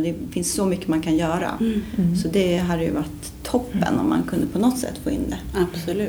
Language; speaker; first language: Swedish; native; Swedish